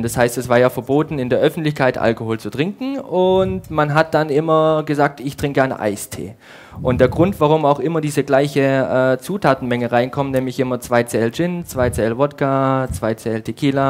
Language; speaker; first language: German; native; German